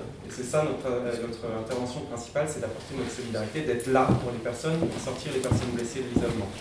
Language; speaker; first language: French; native; French